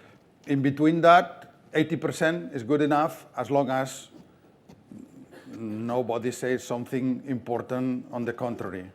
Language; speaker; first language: English; non-native, fluent; Catalan